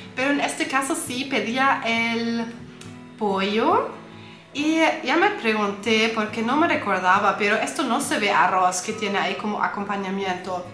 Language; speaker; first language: Spanish; non-native, fluent; German